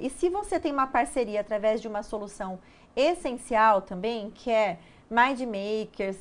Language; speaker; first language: Portuguese; native; Portuguese